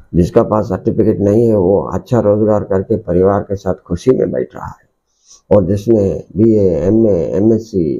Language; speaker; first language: Hindi; non-native, local second language; Odia